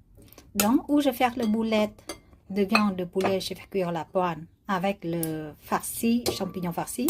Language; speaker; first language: French; non-native, learner; Vietnamese